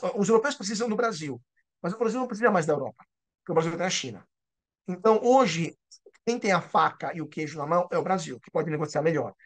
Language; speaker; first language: Portuguese; non-native, fluent; Italian